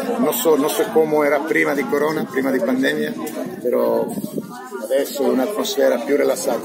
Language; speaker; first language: Italian; non-native, fluent; Serbian